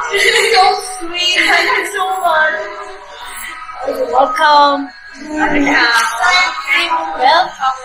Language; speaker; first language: English; non-native, local second language; Malay